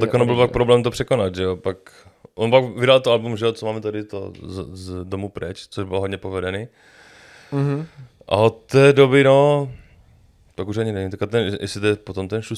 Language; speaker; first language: Czech; native; Czech